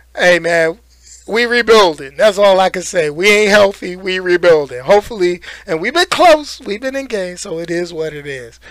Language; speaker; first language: English; native; English